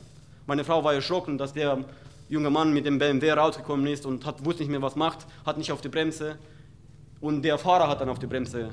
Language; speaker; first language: German; non-native, fluent; Romanian